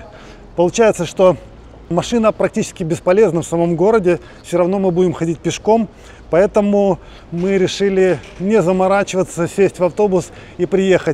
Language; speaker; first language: Russian; native; Russian